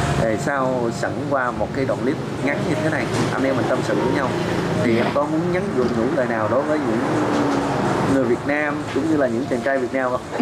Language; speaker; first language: Vietnamese; native; Vietnamese